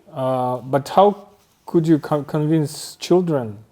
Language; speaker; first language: English; non-native, fluent; Russian